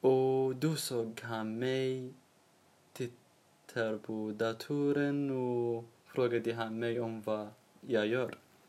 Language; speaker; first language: Swedish; non-native, learner; Arabic